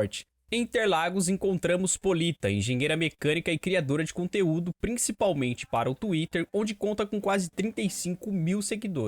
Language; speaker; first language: Portuguese; native; Portuguese